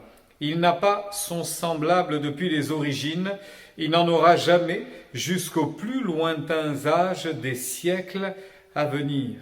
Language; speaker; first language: French; native; French